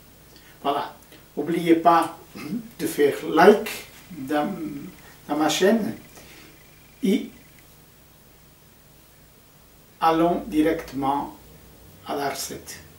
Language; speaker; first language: French; non-native, fluent; Portuguese